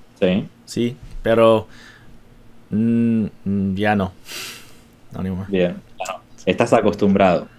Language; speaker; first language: Spanish; non-native, learner; English